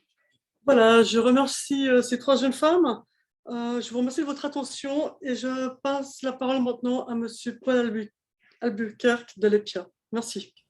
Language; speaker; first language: French; native; French